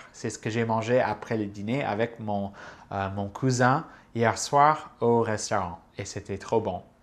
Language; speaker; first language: French; non-native, fluent; English